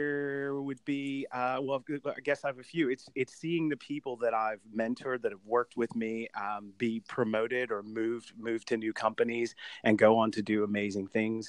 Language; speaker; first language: English; native; English